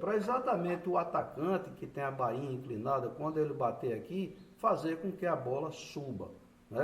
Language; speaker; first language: Portuguese; native; Portuguese